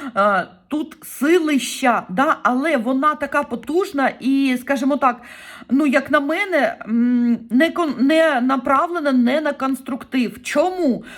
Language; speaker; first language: Ukrainian; non-native, local second language; Russian